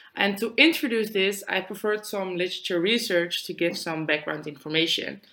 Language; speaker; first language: English; non-native, fluent; Dutch